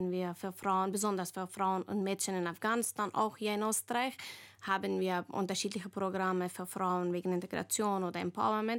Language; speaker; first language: German; non-native, learner; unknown